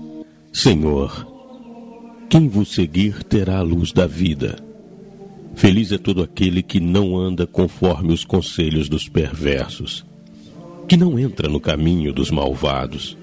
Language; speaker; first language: Portuguese; native; Portuguese